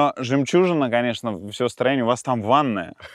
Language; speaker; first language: Russian; native; Russian